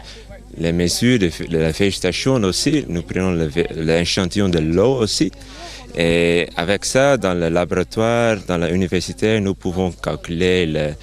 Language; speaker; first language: French; non-native, learner; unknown